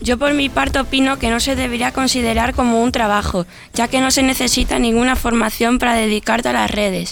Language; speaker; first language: Spanish; native; Spanish